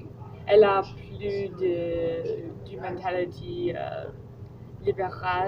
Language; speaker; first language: French; non-native, learner; English